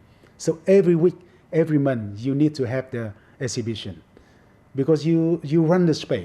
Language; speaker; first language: English; non-native, fluent; Vietnamese